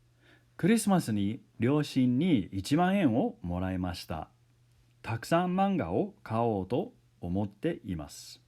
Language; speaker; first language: Japanese; non-native, fluent; English